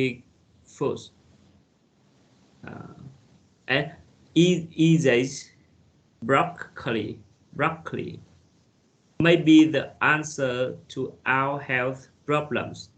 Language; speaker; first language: English; non-native, learner; Vietnamese